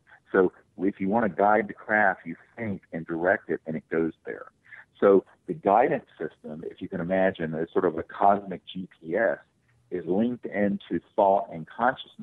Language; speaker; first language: English; native; English